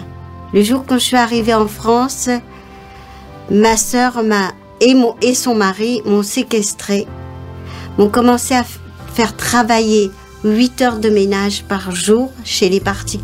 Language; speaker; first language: French; non-native, local second language; Morisyen